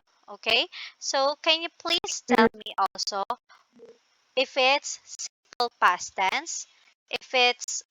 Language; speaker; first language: English; non-native, local second language; Filipino